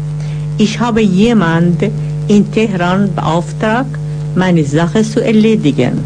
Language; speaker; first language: German; non-native, fluent; Persian